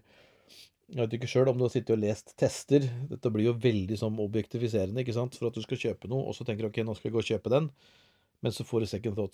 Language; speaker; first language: Norwegian; native; Norwegian